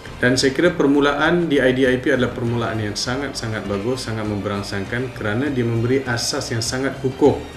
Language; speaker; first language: Malay; non-native, local second language; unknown